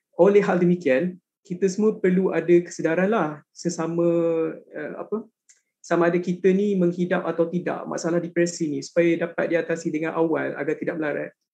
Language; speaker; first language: Malay; native; Malay